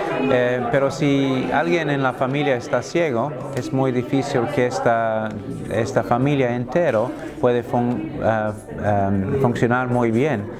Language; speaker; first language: Spanish; non-native, fluent; English